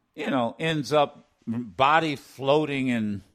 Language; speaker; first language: English; native; English